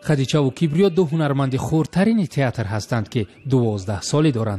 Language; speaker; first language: Tajik; native; Tajik